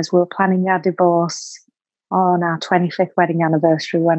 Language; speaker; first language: English; native; English